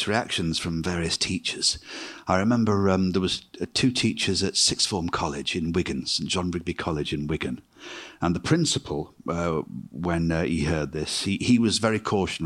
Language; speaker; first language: English; native; English